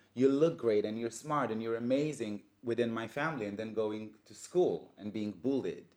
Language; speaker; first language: English; non-native, fluent; Hebrew